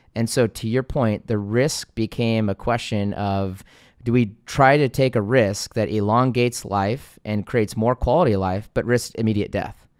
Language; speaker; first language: English; native; English